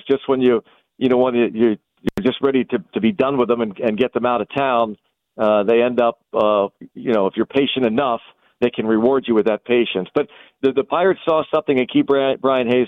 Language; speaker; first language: English; native; English